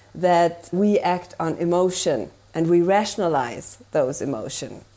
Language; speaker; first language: English; non-native, fluent; German